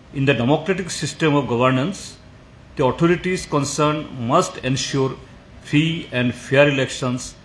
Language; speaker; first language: English; non-native, local second language; Bangla